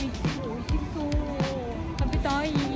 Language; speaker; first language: Japanese; non-native, learner; German